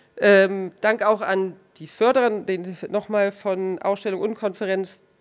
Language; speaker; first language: German; native; German